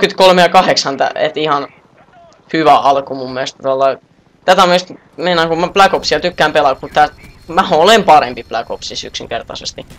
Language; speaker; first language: Finnish; native; Finnish